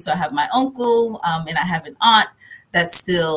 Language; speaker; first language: English; early bilingual, other home language; Haitian Creole